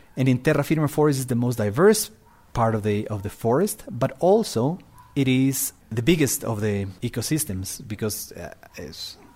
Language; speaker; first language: English; non-native, fluent; Spanish